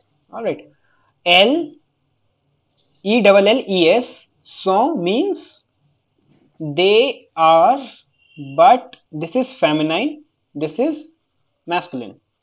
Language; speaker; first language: English; non-native, local second language; Hindi